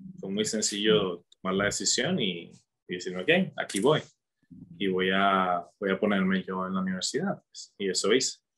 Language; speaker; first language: Spanish; native; Spanish